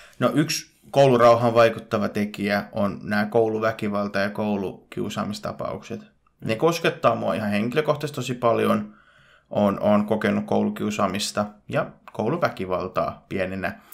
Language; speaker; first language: Finnish; early bilingual, other home language; Punjabi